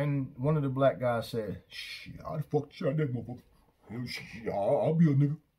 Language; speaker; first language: English; native; English